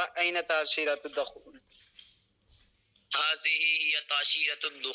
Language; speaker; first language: Arabic; non-native, learner; Urdu